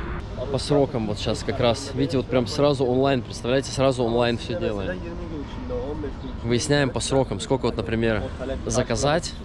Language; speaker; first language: Russian; native; Russian